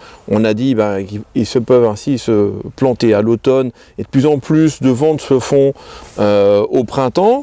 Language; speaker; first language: French; native; French